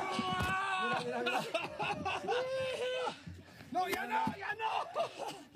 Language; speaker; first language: Spanish; native; Spanish